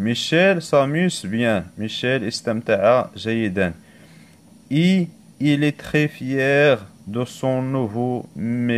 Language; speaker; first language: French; non-native, local second language; Arabic